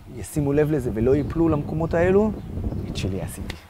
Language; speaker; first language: Hebrew; non-native, local second language; Arabic